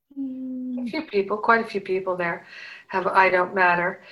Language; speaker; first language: English; native; English